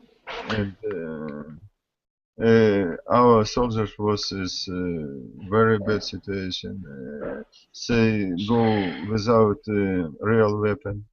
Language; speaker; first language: English; non-native, learner; Russian